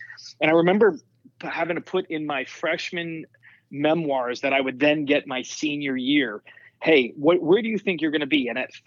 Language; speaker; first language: English; native; English